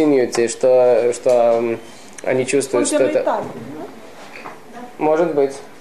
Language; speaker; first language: Russian; early bilingual, heritage; Russian